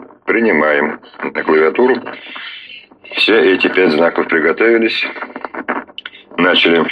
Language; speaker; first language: Russian; native; Russian